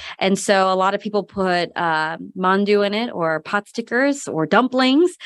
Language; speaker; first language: English; native; English